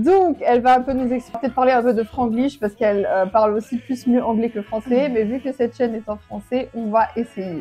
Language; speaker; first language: French; native; French